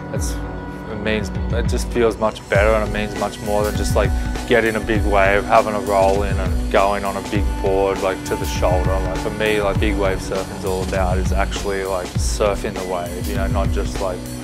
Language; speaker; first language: English; native; English